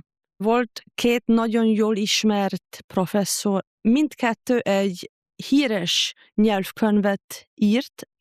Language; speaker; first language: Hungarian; non-native, fluent; German